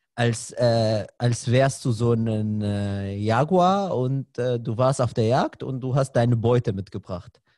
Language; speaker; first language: German; non-native, fluent; Arabic